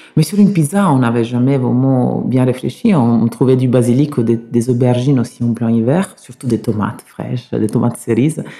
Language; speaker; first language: French; non-native, fluent; Italian